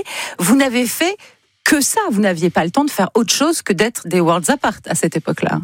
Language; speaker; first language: French; native; French